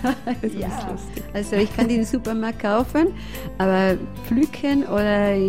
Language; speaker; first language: German; non-native, fluent; Spanish